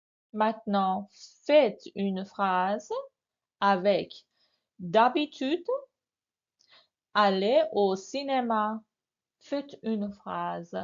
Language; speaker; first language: French; non-native, fluent; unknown